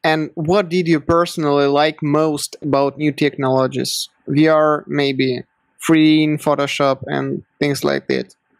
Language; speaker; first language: English; non-native, learner; Russian